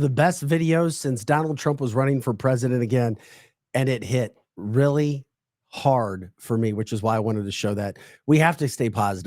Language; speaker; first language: English; native; English